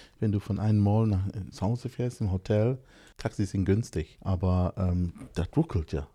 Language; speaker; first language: German; non-native, fluent; English